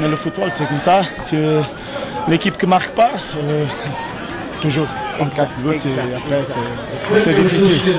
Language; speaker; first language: French; non-native, fluent; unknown